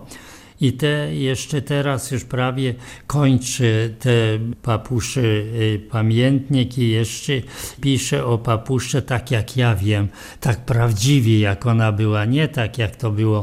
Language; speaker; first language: Polish; non-native, local second language; Romany